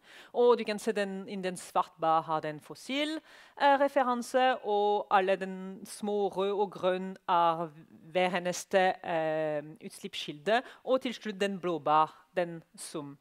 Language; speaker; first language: Norwegian; non-native, learner; French